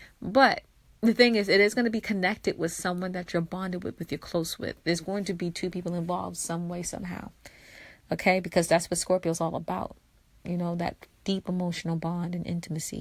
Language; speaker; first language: English; native; English